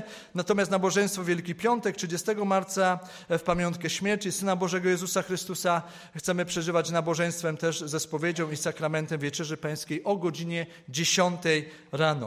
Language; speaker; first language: Polish; native; Polish